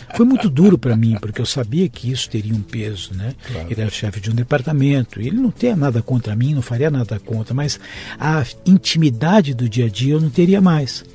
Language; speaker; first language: Portuguese; native; Portuguese